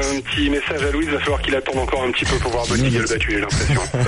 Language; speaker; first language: French; native; French